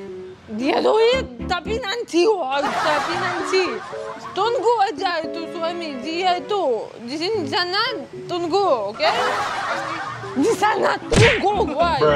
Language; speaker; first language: Indonesian; non-native, learner; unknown